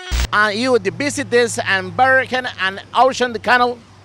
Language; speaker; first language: English; non-native, learner; Spanish